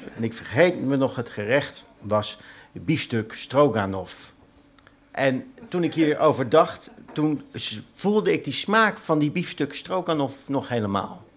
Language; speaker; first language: Dutch; native; Dutch